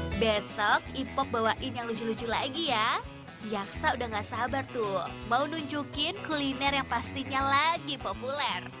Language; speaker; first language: Indonesian; native; Indonesian